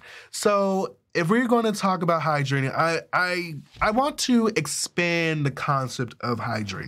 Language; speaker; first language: English; native; English